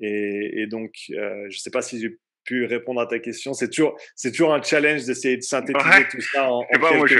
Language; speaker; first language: French; native; French